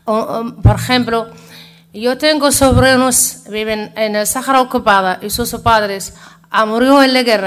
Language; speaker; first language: Spanish; non-native, learner; Arabic